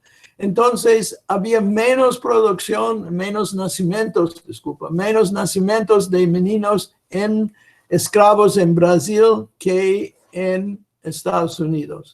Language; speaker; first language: Spanish; non-native, fluent; English